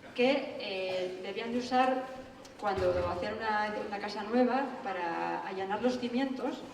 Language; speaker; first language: Spanish; native; Spanish